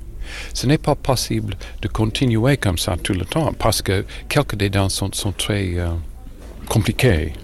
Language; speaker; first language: French; non-native, fluent; English